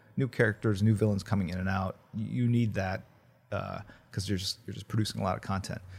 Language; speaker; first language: English; early bilingual, other home language; Korean